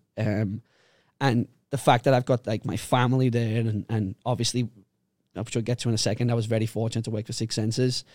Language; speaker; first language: English; native; English